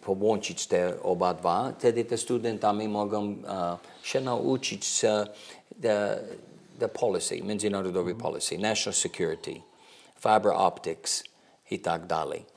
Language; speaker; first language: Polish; early bilingual, heritage; English